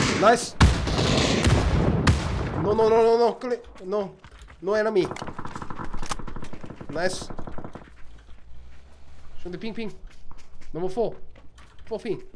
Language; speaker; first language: English; non-native, learner; Korean